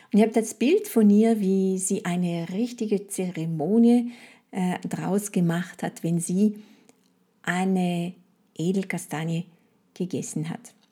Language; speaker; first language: German; non-native, fluent; French